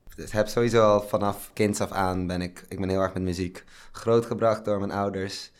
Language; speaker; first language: Dutch; native; Dutch